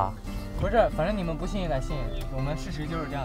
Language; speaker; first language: Chinese; native; Chinese